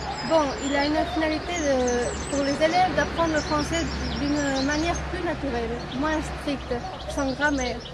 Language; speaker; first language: French; non-native, fluent; Galician